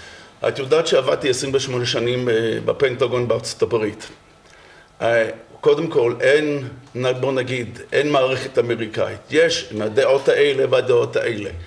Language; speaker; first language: Hebrew; non-native, fluent; English